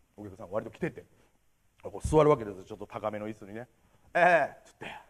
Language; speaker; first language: Japanese; native; Japanese